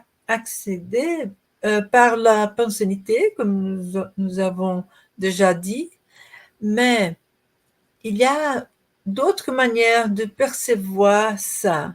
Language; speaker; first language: French; non-native, learner; Portuguese